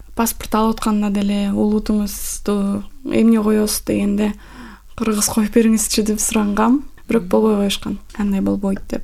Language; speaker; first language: Kyrgyz; non-native, local second language; Russian